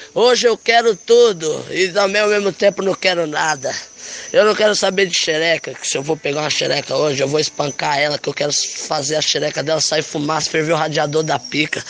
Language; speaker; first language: Portuguese; native; Portuguese